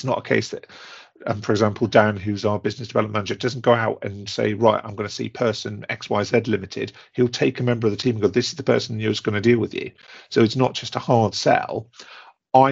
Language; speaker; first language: English; native; English